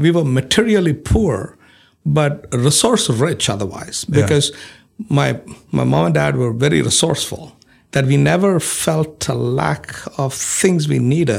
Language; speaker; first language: English; non-native, local second language; Malayalam